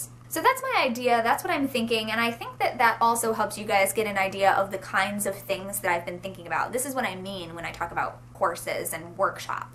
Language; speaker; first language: English; native; English